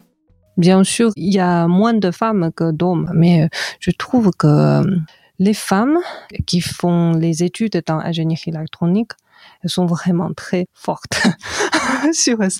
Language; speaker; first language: French; non-native, fluent; Chinese